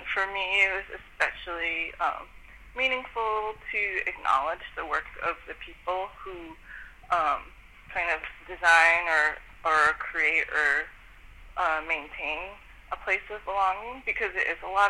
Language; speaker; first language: English; native; English